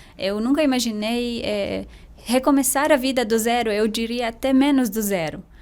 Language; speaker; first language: Portuguese; non-native, fluent; Arabic